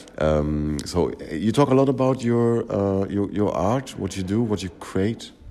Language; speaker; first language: English; non-native, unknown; German